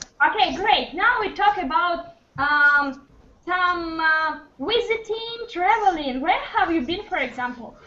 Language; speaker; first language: English; non-native, learner; Russian